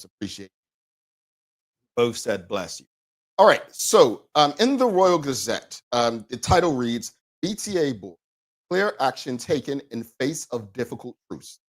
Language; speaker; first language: English; native; English